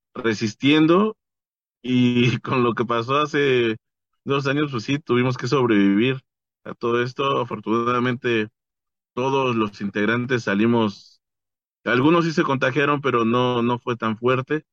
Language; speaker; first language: Spanish; native; Spanish